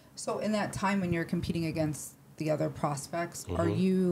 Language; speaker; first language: English; native; English